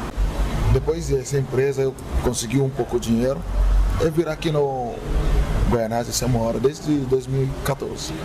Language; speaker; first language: Portuguese; non-native, learner; Igbo